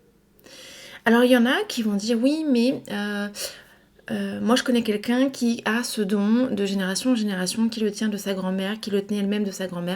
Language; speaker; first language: French; native; French